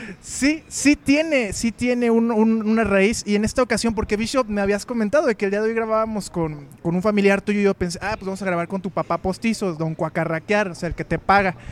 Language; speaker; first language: Spanish; native; Spanish